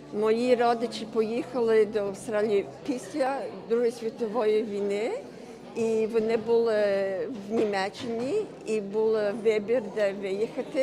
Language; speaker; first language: Ukrainian; early bilingual, heritage; Ukrainian